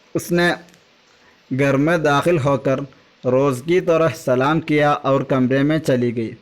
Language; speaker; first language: Hindi; non-native, local second language; Malayalam